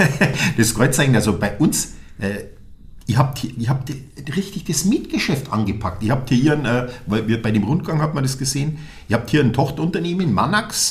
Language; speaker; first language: German; native; German